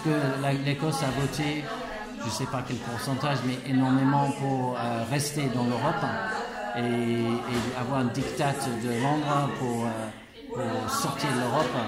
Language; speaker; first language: French; non-native, fluent; English